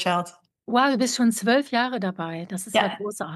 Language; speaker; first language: German; native; German